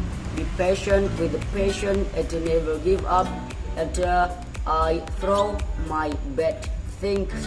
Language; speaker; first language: English; non-native, learner; Indonesian